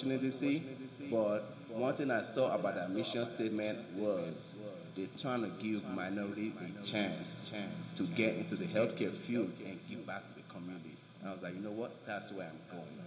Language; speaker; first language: English; non-native, local second language; Yoruba